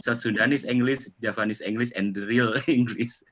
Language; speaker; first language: English; non-native, local second language; Indonesian